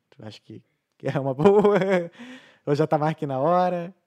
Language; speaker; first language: Portuguese; native; Portuguese